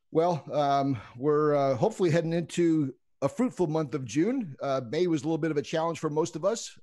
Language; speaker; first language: English; native; English